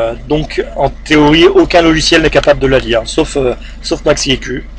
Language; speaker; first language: French; native; French